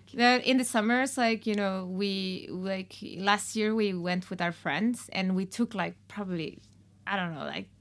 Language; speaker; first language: English; non-native, fluent; Spanish